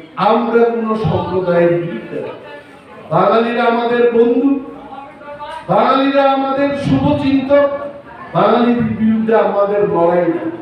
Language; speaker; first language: Bangla; non-native, local second language; Kok Borok